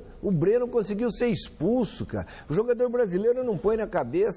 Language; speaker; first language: Portuguese; native; Portuguese